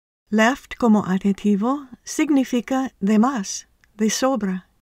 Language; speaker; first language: Spanish; native; Spanish